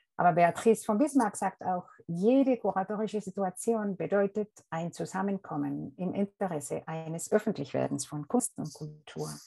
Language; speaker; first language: German; non-native, fluent; Spanish